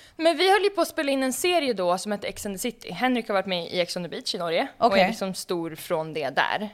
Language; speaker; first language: Swedish; native; Swedish